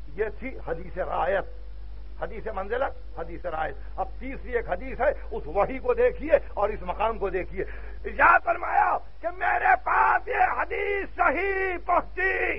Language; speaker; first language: Urdu; native; Urdu